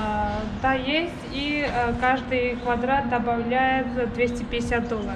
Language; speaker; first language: Russian; non-native, learner; Georgian